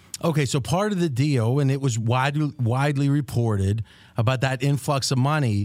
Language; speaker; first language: English; native; English